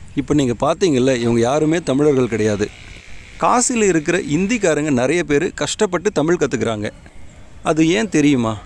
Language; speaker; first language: Tamil; native; Tamil